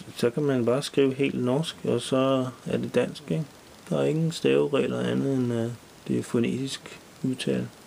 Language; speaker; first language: Danish; native; Danish